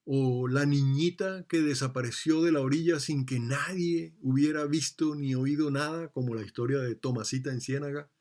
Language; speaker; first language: Spanish; native; Spanish